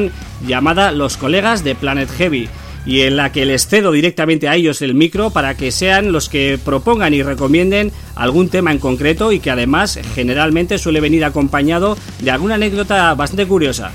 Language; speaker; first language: Spanish; native; Spanish